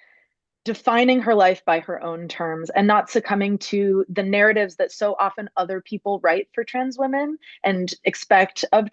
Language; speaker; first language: English; native; English